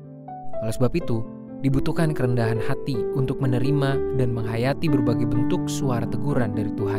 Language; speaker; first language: Indonesian; native; Indonesian